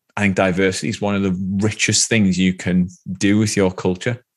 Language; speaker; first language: English; native; English